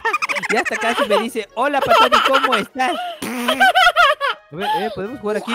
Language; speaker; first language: Spanish; native; Spanish